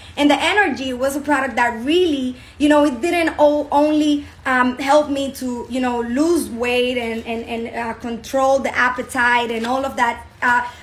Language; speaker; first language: English; non-native, fluent; Spanish